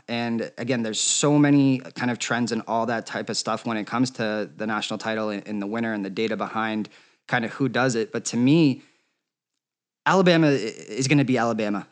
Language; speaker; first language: English; native; English